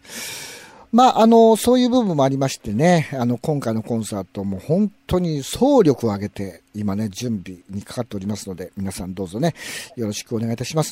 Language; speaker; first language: Japanese; native; Japanese